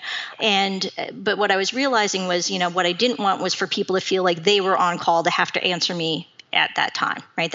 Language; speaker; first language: English; native; English